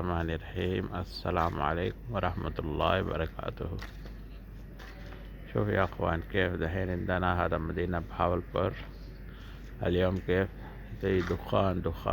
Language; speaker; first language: Arabic; non-native, learner; Urdu